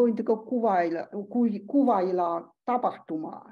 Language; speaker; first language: Finnish; non-native, learner; Chinese